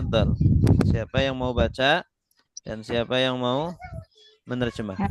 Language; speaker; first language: Indonesian; native; Indonesian